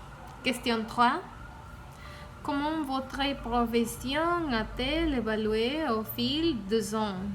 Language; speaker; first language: French; non-native, learner; Spanish